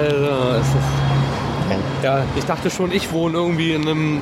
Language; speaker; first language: German; native; German